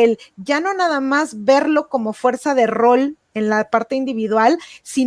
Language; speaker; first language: Spanish; native; Spanish